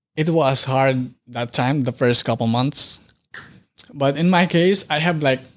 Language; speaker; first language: English; non-native, local second language; Filipino